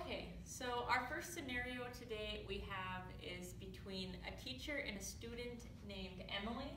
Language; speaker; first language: English; native; English